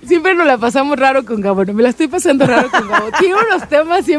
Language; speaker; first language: Spanish; native; Spanish